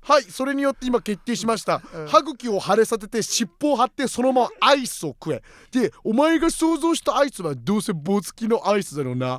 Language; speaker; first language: Japanese; native; Japanese